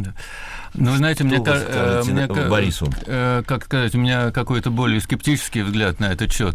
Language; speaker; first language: Russian; native; Russian